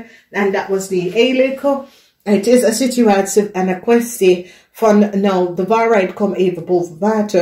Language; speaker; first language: Dutch; non-native, fluent; English